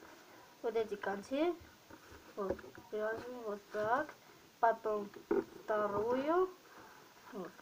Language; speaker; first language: Russian; non-native, local second language; Armenian